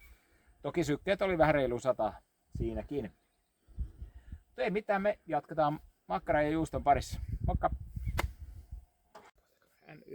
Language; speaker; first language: Finnish; native; Finnish